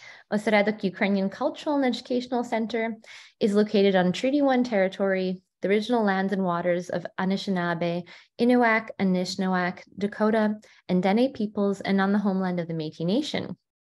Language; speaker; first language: English; early bilingual, other home language; Ukrainian